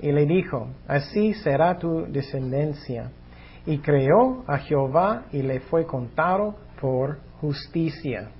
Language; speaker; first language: Spanish; non-native, fluent; English